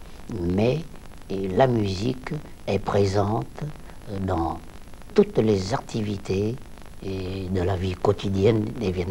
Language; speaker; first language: French; non-native, local second language; Vietnamese